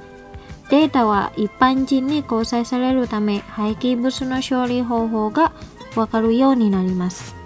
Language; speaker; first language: Japanese; non-native, fluent; Indonesian